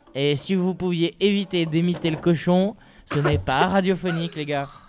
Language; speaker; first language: French; native; French